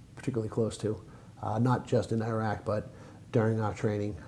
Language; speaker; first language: English; native; English